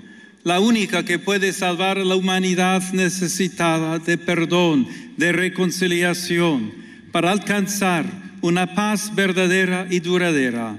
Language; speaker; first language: Spanish; non-native, fluent; English